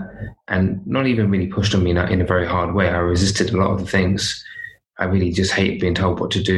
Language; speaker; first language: English; native; English